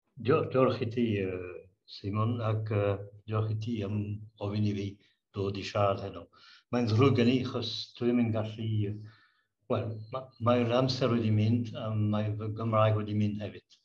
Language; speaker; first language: Welsh; non-native, learner; French